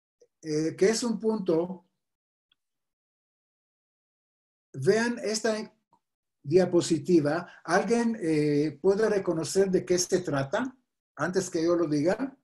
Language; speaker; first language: Spanish; non-native, fluent; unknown